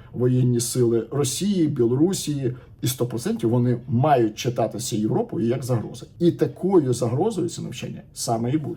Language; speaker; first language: Ukrainian; native; Ukrainian